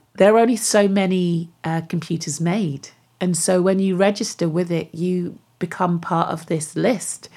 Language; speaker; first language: English; native; English